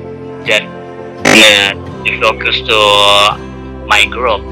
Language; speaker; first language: English; non-native, learner; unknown